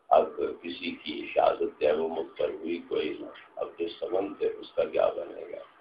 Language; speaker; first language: Urdu; non-native, local second language; Punjabi